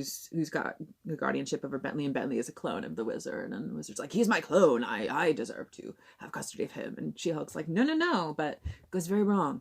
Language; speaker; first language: English; native; English